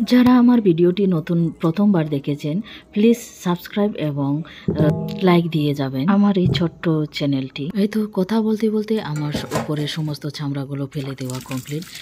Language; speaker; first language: Bangla; non-native, local second language; Bodo